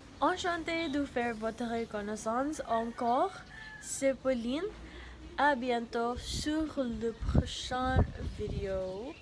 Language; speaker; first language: French; non-native, learner; Filipino